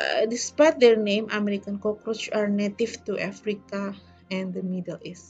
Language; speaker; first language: English; non-native, fluent; Indonesian